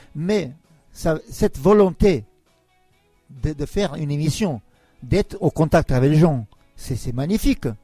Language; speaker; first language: French; non-native, fluent; Albanian